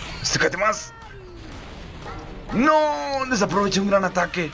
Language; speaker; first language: Spanish; native; Spanish